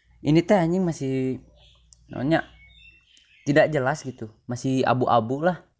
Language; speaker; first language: Indonesian; non-native, local second language; Sundanese